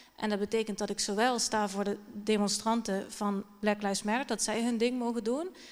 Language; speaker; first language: Dutch; native; Dutch